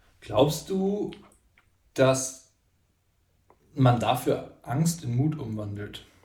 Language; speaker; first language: German; native; German